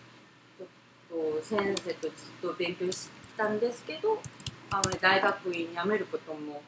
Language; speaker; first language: Japanese; non-native, fluent; Korean